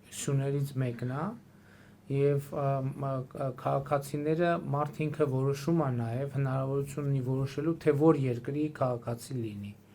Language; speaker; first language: Armenian; native; Armenian